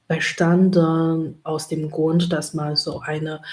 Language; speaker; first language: German; non-native, learner; Chinese